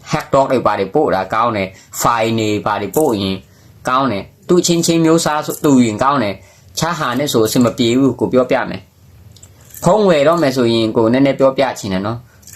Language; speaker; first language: Burmese; non-native, local second language; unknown